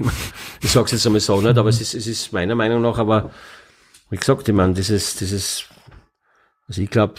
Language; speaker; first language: German; native; German